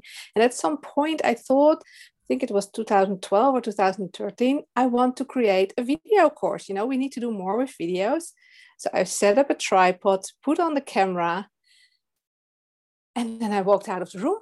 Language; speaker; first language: English; non-native, fluent; Dutch